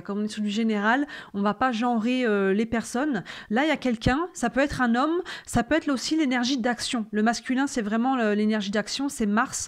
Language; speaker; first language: French; native; French